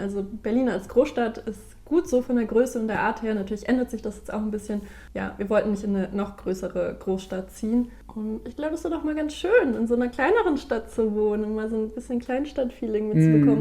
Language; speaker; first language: German; native; German